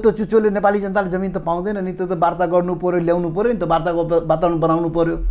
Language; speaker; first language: Nepali; non-native, local second language; Maithili